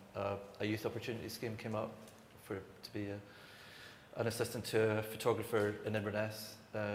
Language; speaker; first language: English; native; English